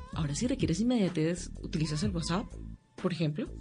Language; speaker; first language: Spanish; native; Spanish